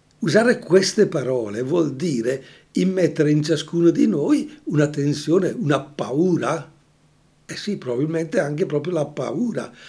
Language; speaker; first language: Italian; native; Italian